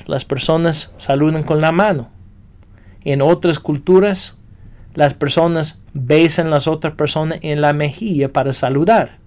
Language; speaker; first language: Spanish; non-native, fluent; English